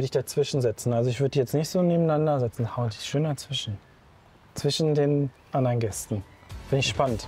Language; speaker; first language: German; native; German